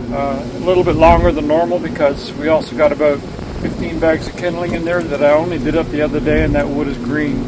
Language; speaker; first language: English; native; English